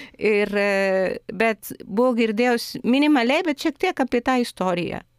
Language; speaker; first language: Lithuanian; non-native, fluent; Spanish